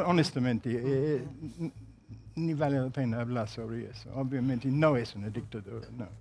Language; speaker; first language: Spanish; non-native, fluent; English